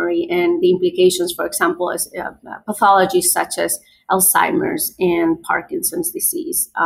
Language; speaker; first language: English; non-native, fluent; Spanish